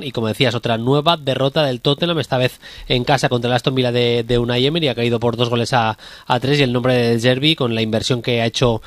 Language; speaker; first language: Spanish; native; Spanish